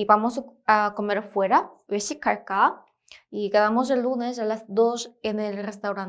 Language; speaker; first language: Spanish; non-native, fluent; Korean